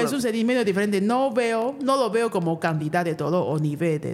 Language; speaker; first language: Spanish; non-native, fluent; Chinese